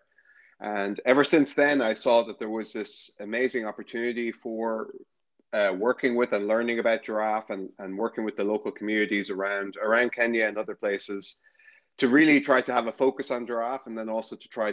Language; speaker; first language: English; native; English